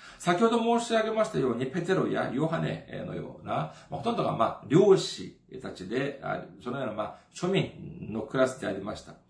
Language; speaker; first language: Japanese; non-native, fluent; Korean